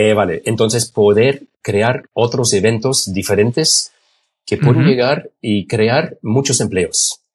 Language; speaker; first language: Spanish; non-native, fluent; German